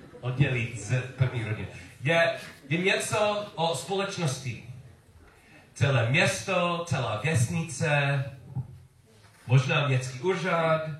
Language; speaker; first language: Czech; non-native, learner; English